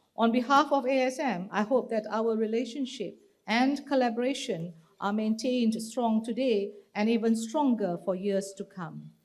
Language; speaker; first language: English; non-native, local second language; Malay